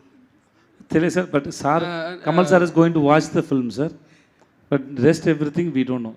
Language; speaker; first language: Telugu; non-native, learner; Tamil